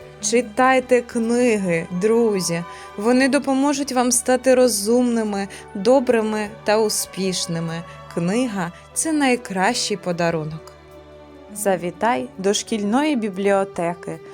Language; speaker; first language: Ukrainian; native; Ukrainian